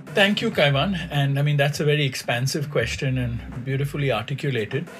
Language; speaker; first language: English; non-native, local second language; Hindi